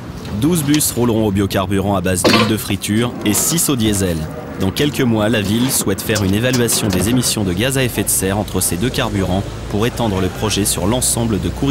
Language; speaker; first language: French; native; French